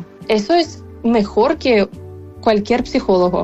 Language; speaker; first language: Spanish; non-native, fluent; Ukrainian